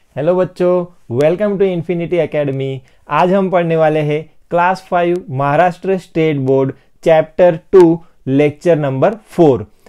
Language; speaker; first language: Hindi; non-native, local second language; Marathi